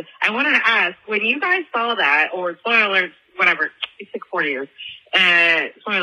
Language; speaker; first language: English; native; English